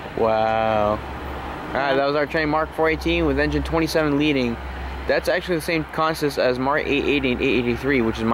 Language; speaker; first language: English; native; English